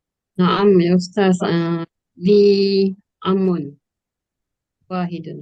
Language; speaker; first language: Arabic; non-native, learner; Malay